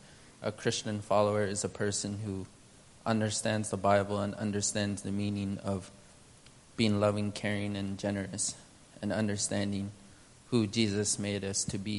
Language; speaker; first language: English; early bilingual, other home language; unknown